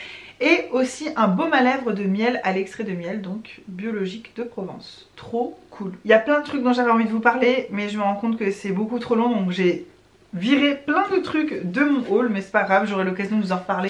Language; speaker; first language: French; native; French